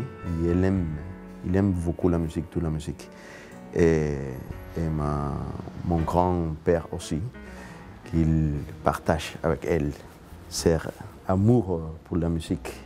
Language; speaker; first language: French; non-native, learner; Spanish